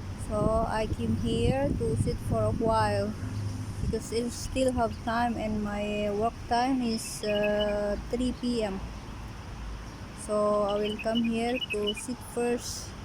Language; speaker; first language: English; non-native, local second language; Filipino